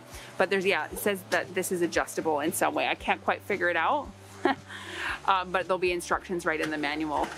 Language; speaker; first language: English; native; English